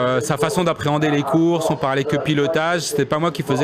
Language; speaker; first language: French; native; French